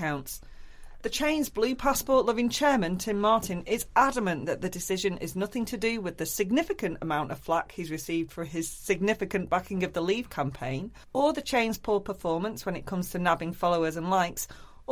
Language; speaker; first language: English; native; English